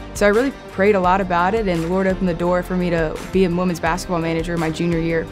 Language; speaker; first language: English; native; English